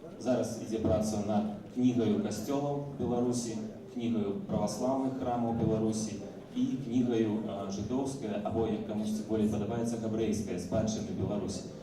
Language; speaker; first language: Belarusian; non-native, local second language; Russian